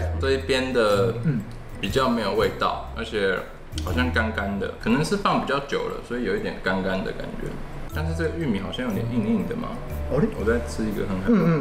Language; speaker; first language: Chinese; native; Chinese